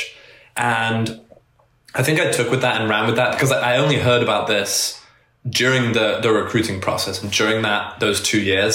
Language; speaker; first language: English; native; English